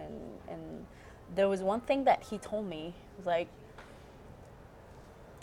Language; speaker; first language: English; non-native, fluent; Spanish